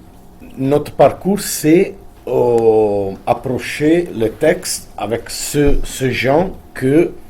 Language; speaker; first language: French; non-native, fluent; Italian